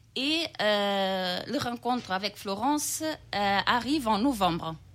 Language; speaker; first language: French; non-native, fluent; Portuguese